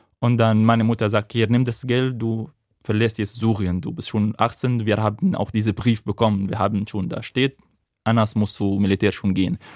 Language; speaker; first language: German; non-native, fluent; Arabic